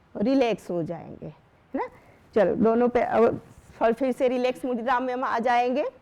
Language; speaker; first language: Hindi; non-native, local second language; Gujarati